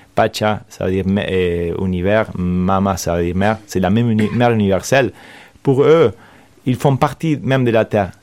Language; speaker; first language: French; non-native, fluent; Spanish